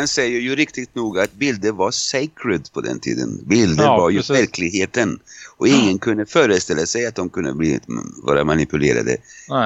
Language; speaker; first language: Swedish; non-native, fluent; Italian